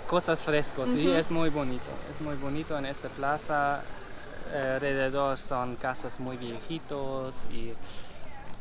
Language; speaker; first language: Spanish; non-native, fluent; German